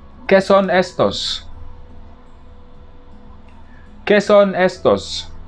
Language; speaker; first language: Spanish; non-native, fluent; Wolof